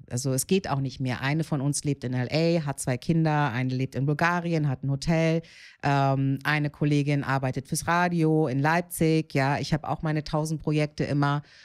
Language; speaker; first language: German; native; German